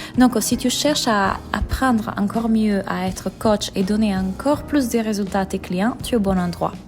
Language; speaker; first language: French; non-native, fluent; Italian